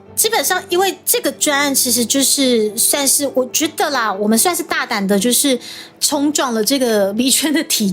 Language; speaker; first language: Chinese; native; Chinese